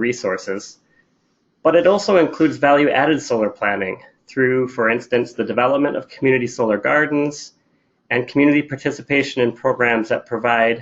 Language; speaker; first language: English; native; English